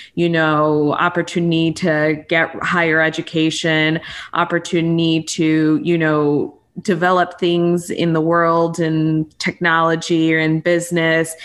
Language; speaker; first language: English; native; English